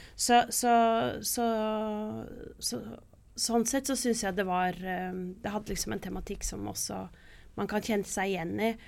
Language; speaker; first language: Norwegian; native; Norwegian